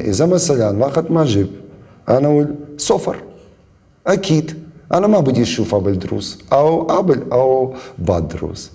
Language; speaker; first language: Arabic; non-native, learner; Russian